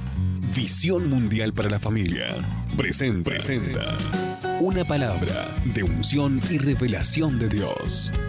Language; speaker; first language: Spanish; native; Spanish